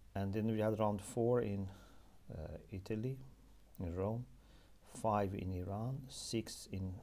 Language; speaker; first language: English; non-native, fluent; Persian